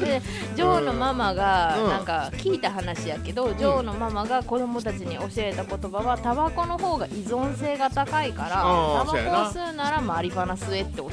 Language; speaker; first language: Japanese; native; Japanese